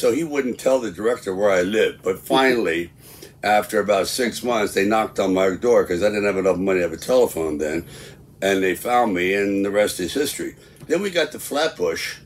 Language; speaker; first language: English; native; English